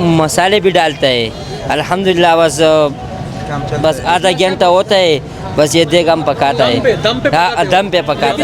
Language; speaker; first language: Hindi; non-native, local second language; Pashto